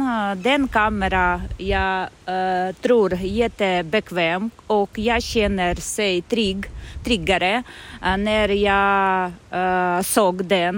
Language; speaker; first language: Swedish; non-native, learner; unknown